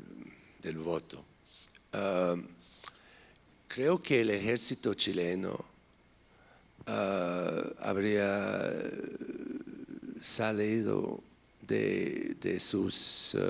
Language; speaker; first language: Spanish; non-native, fluent; English